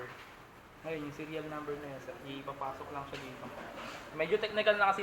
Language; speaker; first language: Filipino; native; Filipino